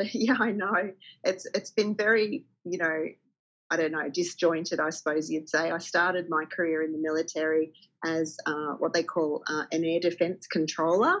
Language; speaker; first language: English; native; English